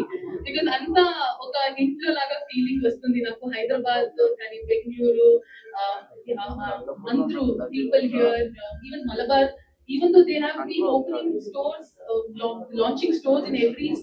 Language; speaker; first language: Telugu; non-native, learner; Kannada